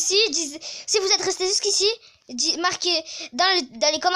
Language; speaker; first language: French; native; French